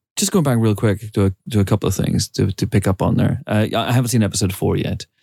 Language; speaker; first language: English; native; English